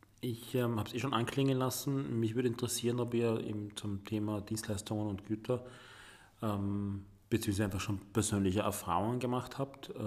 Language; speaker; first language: German; native; German